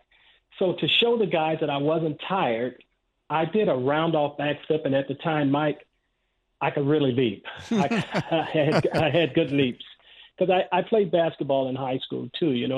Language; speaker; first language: English; native; English